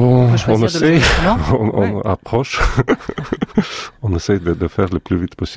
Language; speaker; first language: French; non-native, fluent; Russian